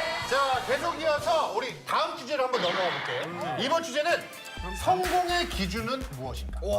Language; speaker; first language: Korean; native; Korean